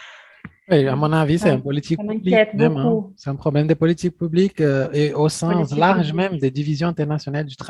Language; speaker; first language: French; non-native, fluent; Portuguese